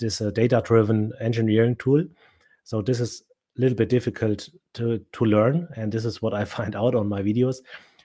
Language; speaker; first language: English; non-native, fluent; German